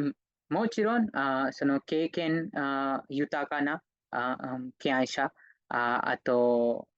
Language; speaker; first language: Japanese; non-native, fluent; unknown